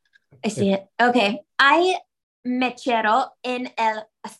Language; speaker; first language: Spanish; non-native, learner; English